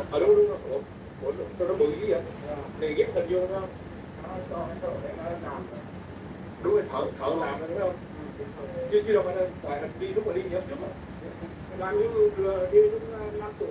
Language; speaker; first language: Vietnamese; early bilingual, heritage; Vietnamese